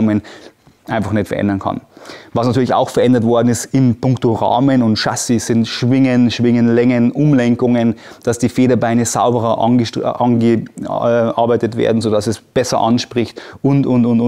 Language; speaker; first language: German; native; German